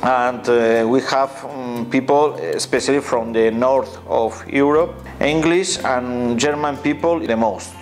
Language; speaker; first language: English; non-native, fluent; Spanish